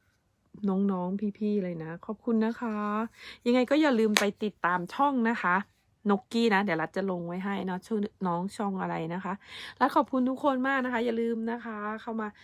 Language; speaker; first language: Thai; native; Thai